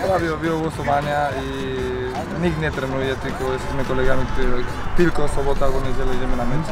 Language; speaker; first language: Polish; non-native, learner; Spanish